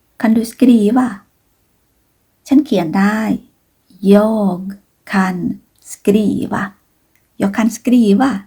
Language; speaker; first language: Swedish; non-native, fluent; Thai